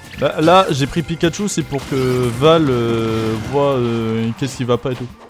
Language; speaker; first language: French; native; French